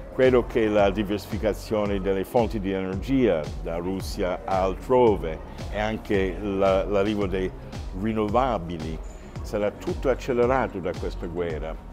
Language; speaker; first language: Italian; non-native, fluent; English